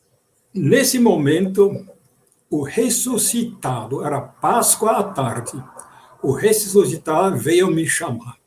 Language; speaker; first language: Portuguese; non-native, fluent; German